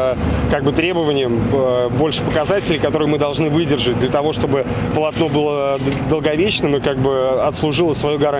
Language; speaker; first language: Russian; native; Russian